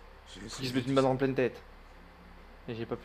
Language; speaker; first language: French; native; French